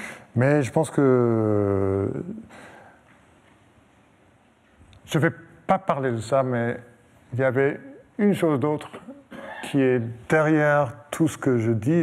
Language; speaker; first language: French; non-native, fluent; English